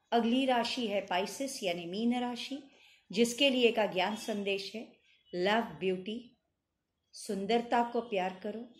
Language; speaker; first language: Hindi; non-native, local second language; Marathi